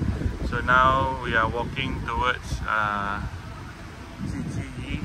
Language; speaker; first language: English; non-native, local second language; Malay